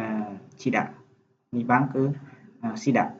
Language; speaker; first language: Japanese; non-native, fluent; Khmer